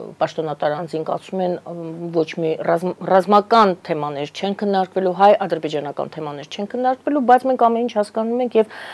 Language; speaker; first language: Armenian; native; Armenian